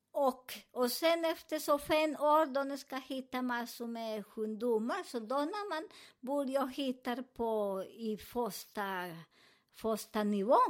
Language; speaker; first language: Swedish; non-native, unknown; Spanish